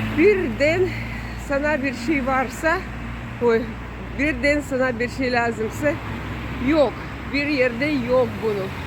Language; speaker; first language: Turkish; non-native, learner; Russian